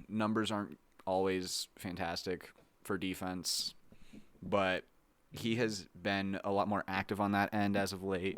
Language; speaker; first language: English; native; English